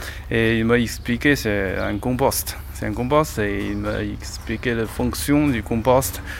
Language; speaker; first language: French; non-native, learner; Chinese